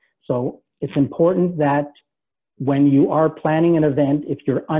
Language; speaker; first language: English; native; English